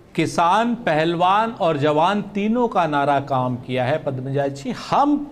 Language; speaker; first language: Hindi; native; Hindi